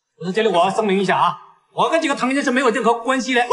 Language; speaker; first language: Chinese; native; Chinese